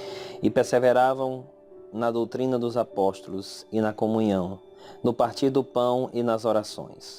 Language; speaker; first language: Portuguese; native; Portuguese